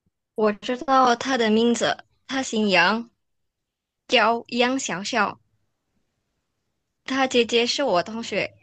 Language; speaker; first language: Chinese; non-native, learner; Indonesian